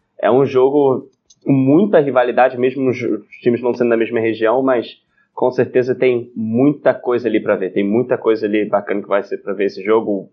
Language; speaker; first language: Portuguese; non-native, fluent; English